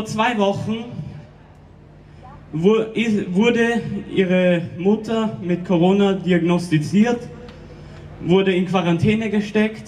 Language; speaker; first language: German; native; German